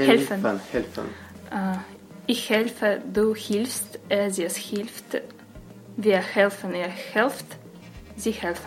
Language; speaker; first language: German; non-native, learner; Russian